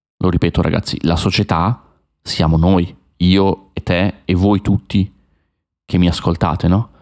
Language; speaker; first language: Italian; native; Italian